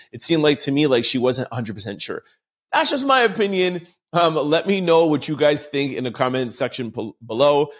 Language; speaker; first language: English; native; English